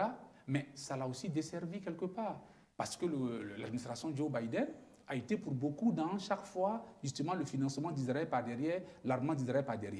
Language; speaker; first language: French; native; French